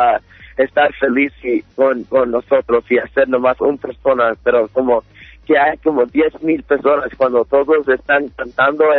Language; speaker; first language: Spanish; early bilingual, heritage; English